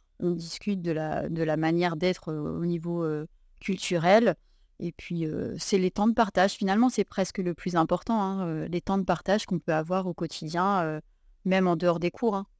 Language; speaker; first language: French; native; French